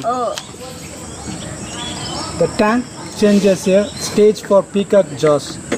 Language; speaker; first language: English; non-native, learner; Tamil